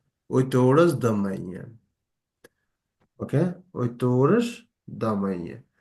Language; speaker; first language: Portuguese; non-native, fluent; Bangla